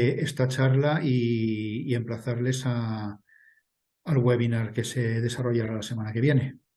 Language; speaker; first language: Spanish; native; Spanish